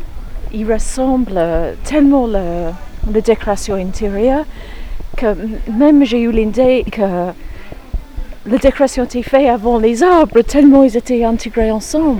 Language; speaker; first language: French; non-native, fluent; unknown